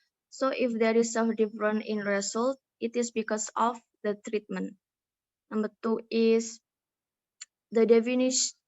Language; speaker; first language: English; non-native, learner; Indonesian